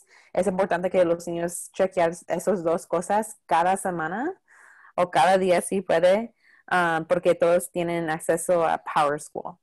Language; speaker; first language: Spanish; non-native, local second language; English